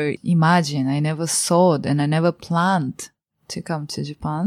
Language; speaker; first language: English; non-native, fluent; Romanian